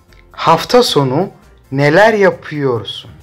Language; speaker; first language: Turkish; non-native, fluent; Somali